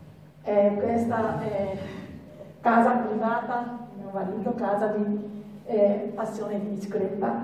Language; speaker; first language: Italian; non-native, learner; Japanese